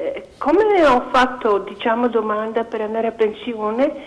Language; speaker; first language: Italian; non-native, learner; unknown